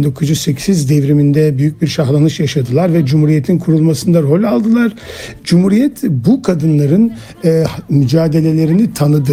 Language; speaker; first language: Turkish; native; Turkish